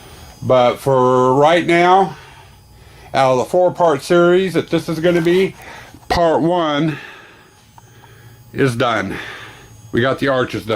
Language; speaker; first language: English; native; English